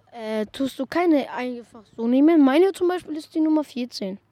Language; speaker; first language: German; native; German